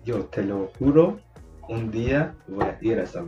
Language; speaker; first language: Spanish; non-native, learner; English